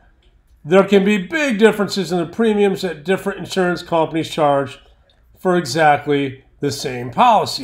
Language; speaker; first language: English; native; English